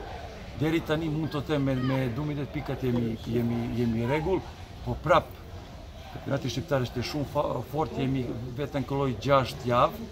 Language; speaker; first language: Albanian; non-native, learner; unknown